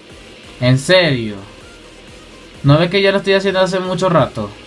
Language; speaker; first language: Spanish; native; Spanish